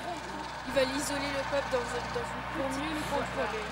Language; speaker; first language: French; non-native, fluent; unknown